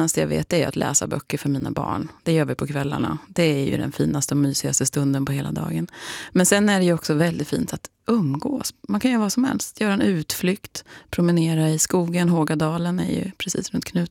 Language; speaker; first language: Swedish; native; Swedish